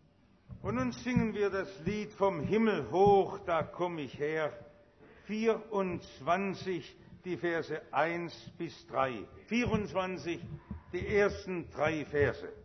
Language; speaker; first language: German; native; German